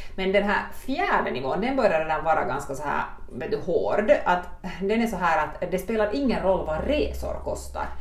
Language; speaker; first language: Swedish; native; Swedish